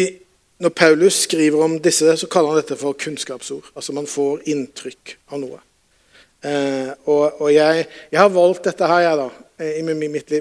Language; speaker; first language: Norwegian; native; Norwegian